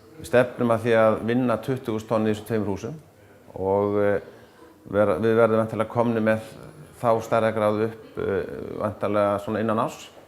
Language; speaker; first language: Icelandic; native; Icelandic